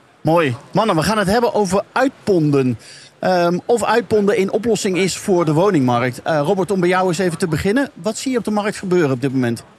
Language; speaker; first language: Dutch; native; Dutch